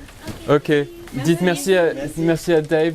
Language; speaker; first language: French; non-native, fluent; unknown